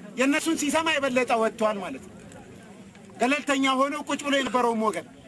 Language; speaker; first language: Amharic; non-native, local second language; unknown